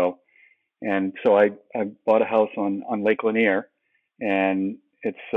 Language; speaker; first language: English; native; English